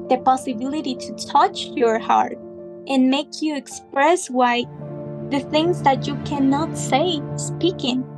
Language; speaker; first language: English; non-native, fluent; Spanish